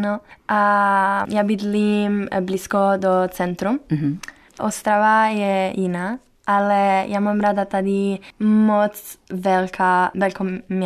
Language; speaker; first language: Czech; non-native, learner; Italian